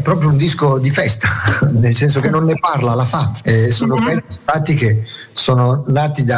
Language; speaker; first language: Italian; native; Italian